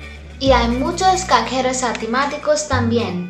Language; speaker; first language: Spanish; non-native, learner; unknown